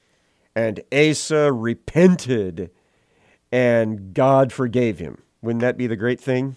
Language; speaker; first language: English; native; English